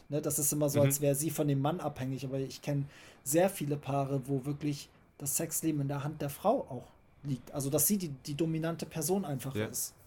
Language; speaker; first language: German; native; German